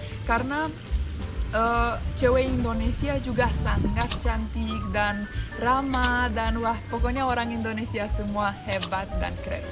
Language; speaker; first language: Indonesian; non-native, fluent; Romanian